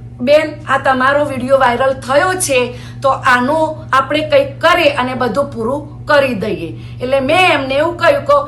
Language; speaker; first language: Gujarati; native; Gujarati